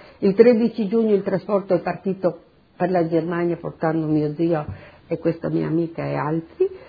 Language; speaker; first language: Italian; non-native, local second language; Slovenian